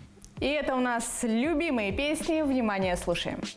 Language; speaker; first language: Russian; native; Russian